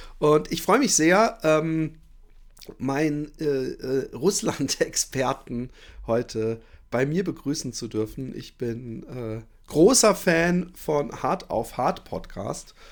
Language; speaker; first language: German; native; German